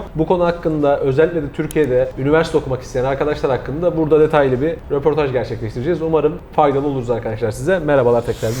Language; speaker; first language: Turkish; native; Turkish